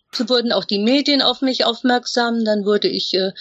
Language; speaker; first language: German; native; German